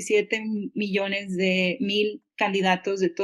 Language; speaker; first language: Spanish; early bilingual, heritage; Spanish